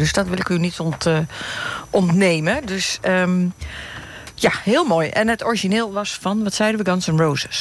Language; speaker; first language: Dutch; native; Dutch